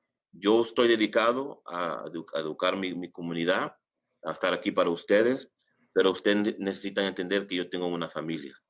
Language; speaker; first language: Spanish; early bilingual, heritage; English